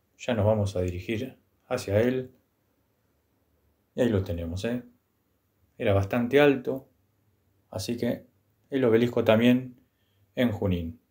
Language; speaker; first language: Spanish; native; Spanish